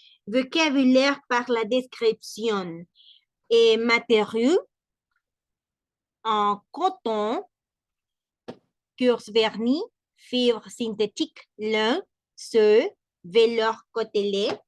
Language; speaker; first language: French; non-native, learner; Spanish